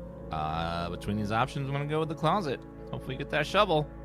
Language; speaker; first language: English; native; English